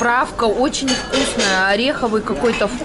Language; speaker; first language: Russian; native; Russian